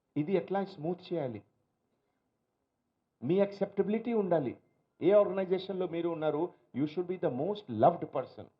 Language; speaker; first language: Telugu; non-native, learner; Hindi